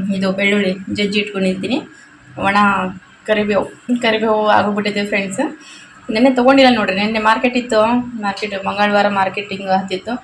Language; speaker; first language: Kannada; non-native, local second language; Urdu